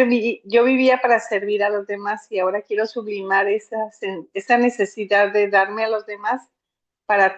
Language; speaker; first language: Spanish; native; Spanish